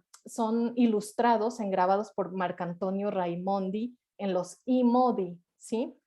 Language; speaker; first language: Spanish; native; Spanish